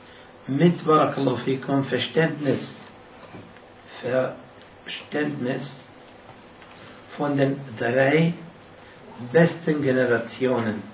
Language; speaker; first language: German; non-native, fluent; Arabic